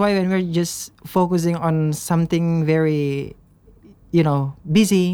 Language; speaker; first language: English; non-native, learner; Indonesian